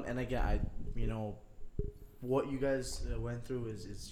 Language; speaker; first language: English; non-native, fluent; Papiamento